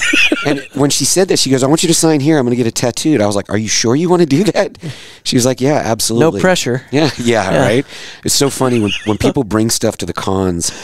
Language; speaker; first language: English; native; English